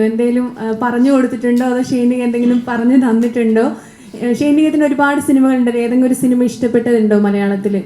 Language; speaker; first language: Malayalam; non-native, learner; Tamil